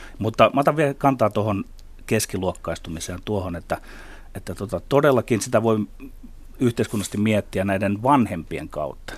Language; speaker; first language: Finnish; native; Finnish